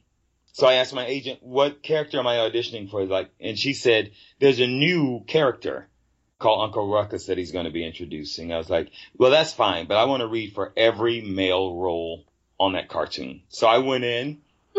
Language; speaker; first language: English; native; English